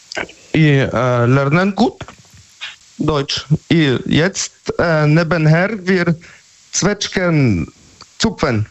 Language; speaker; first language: German; non-native, learner; Polish